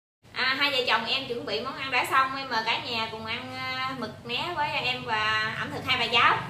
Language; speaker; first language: Vietnamese; native; Vietnamese